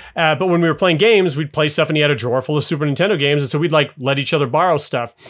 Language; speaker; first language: English; native; English